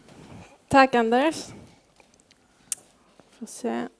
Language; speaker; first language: Swedish; non-native, fluent; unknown